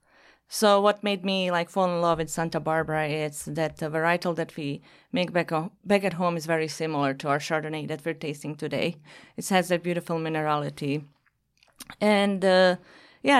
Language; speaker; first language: English; non-native, fluent; Bosnian